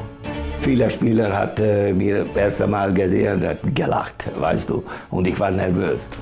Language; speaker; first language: German; non-native, learner; Hungarian